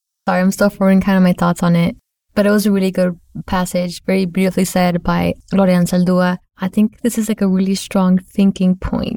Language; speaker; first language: English; native; English